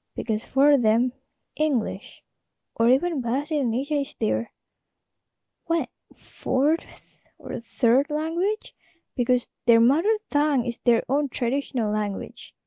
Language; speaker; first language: English; non-native, learner; Indonesian